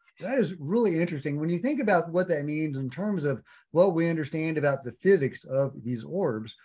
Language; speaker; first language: English; native; English